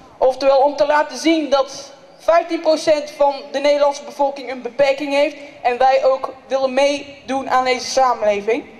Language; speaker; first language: Dutch; early bilingual, other home language; Turkish